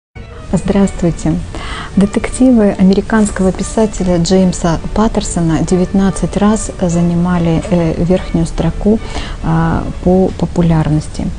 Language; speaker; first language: Russian; native; Russian